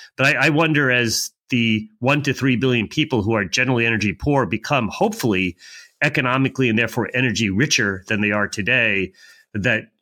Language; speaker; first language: English; native; English